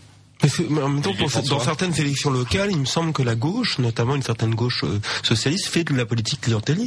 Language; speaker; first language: French; native; French